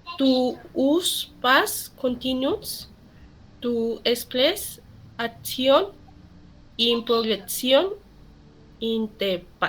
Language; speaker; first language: English; non-native, learner; Spanish